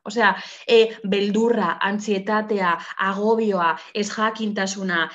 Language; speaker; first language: Basque; non-native, local second language; Spanish